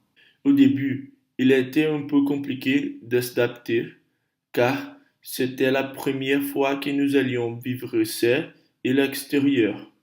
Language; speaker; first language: French; non-native, learner; Portuguese